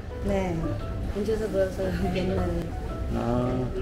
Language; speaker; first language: Korean; non-native, fluent; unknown